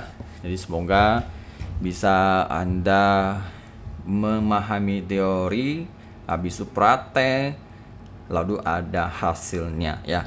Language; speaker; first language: Indonesian; native; Indonesian